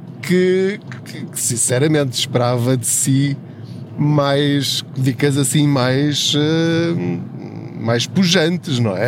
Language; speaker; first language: Portuguese; native; Portuguese